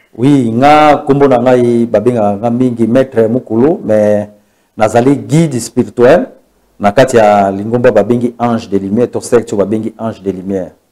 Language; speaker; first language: Lingala; non-native, local second language; Kongo